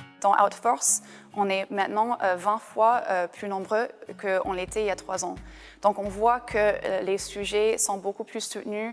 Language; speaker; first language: French; non-native, fluent; English